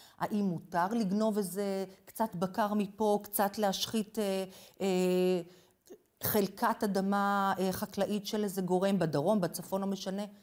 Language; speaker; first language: Hebrew; non-native, fluent; English